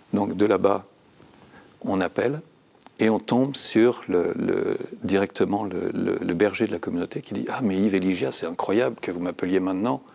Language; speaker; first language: French; native; French